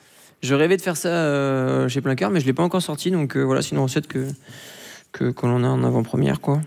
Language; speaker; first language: French; native; French